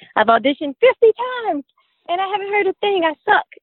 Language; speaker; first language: English; native; English